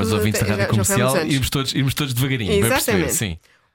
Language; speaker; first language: Portuguese; native; Portuguese